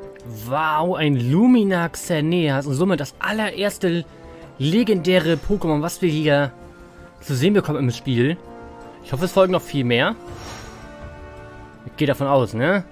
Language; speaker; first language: German; native; German